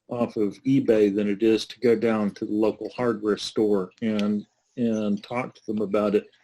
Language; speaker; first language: English; native; English